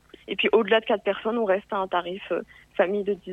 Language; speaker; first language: French; native; French